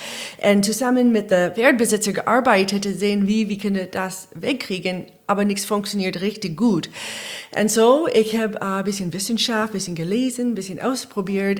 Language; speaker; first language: German; non-native, learner; English